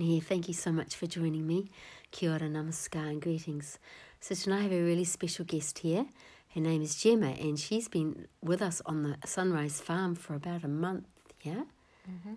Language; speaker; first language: English; native; English